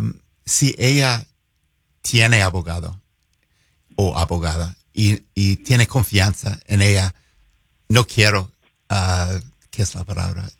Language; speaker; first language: Spanish; non-native, fluent; English